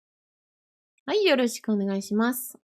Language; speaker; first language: Japanese; non-native, fluent; French